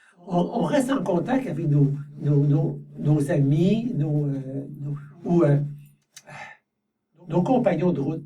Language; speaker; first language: French; native; French